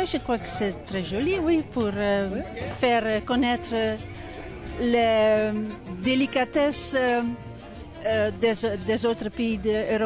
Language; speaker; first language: French; non-native, learner; Dutch